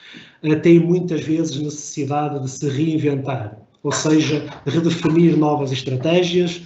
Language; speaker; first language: Portuguese; native; Portuguese